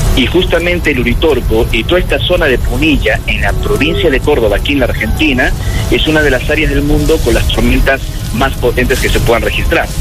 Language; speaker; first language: Spanish; native; Spanish